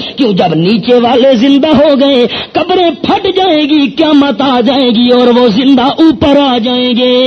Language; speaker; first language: Urdu; non-native, local second language; Pashto